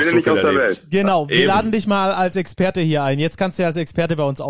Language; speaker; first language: German; native; German